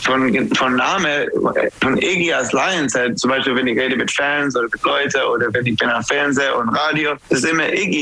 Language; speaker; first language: German; non-native, learner; English